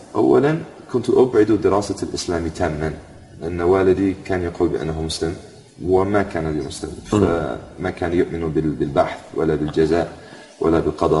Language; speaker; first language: Arabic; non-native, fluent; English